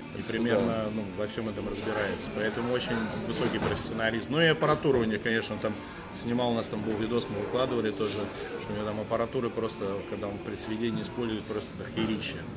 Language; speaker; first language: Russian; native; Russian